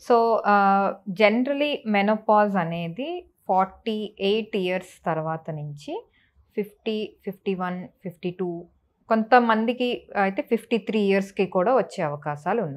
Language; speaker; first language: Telugu; native; Telugu